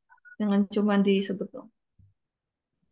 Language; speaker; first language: Indonesian; native; Indonesian